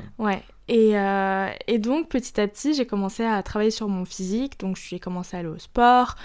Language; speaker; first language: French; early bilingual, other home language; Arabic